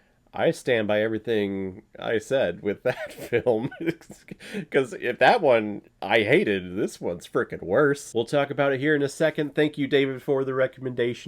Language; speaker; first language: English; native; English